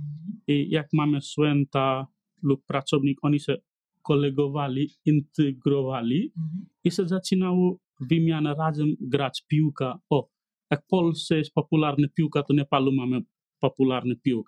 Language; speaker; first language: Polish; non-native, learner; Nepali